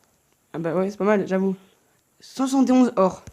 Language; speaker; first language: French; native; French